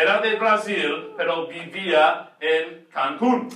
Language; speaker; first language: Spanish; non-native, fluent; English